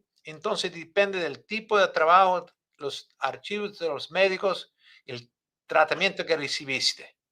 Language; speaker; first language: Spanish; non-native, fluent; Italian